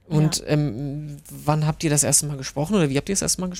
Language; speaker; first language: German; native; German